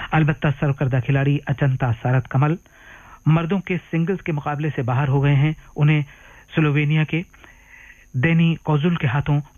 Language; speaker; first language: Urdu; native; Urdu